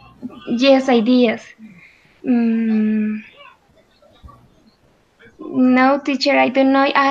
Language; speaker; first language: English; non-native, learner; Spanish